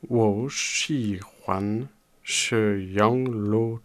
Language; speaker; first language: Chinese; non-native, learner; French